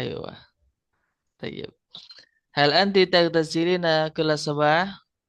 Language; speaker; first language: Arabic; non-native, learner; Indonesian